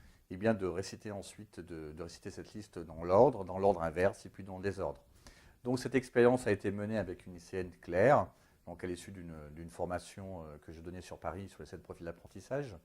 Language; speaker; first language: French; native; French